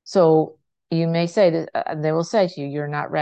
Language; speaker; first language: English; native; English